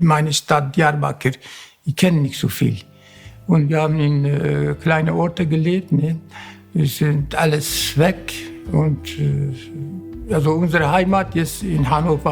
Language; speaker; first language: German; non-native, learner; Kurdish